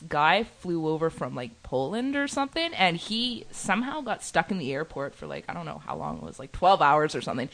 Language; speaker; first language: English; native; English